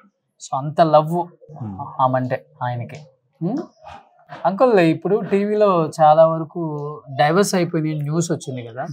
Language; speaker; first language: Telugu; native; Telugu